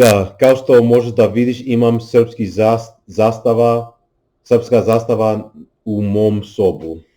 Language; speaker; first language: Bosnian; non-native, learner; English